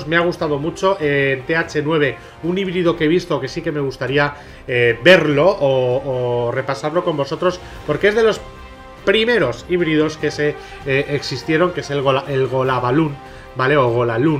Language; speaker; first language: Spanish; native; Spanish